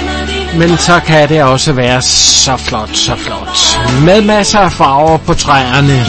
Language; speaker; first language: Danish; native; Danish